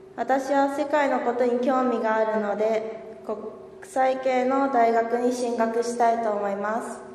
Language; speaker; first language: Japanese; early bilingual, other home language; Chinese